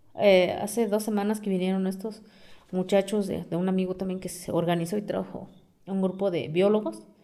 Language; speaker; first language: Spanish; non-native, local second language; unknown